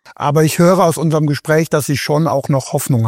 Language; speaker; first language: German; native; German